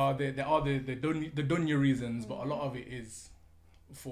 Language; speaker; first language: English; native; English